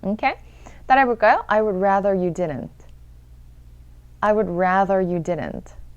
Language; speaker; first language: English; early bilingual, other home language; Korean